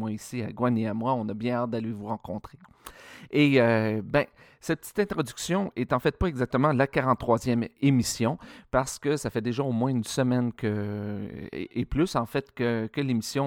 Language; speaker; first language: French; native; French